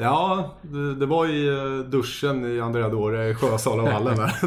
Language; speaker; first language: Swedish; native; Swedish